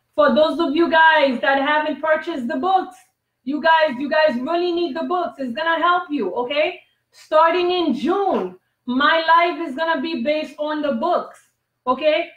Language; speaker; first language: English; non-native, fluent; Haitian Creole